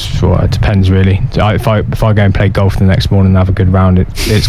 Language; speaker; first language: English; native; English